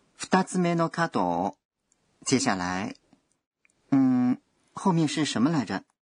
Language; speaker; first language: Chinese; non-native, fluent; Japanese